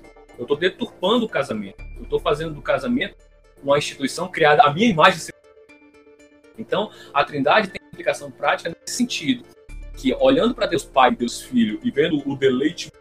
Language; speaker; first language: Portuguese; native; Portuguese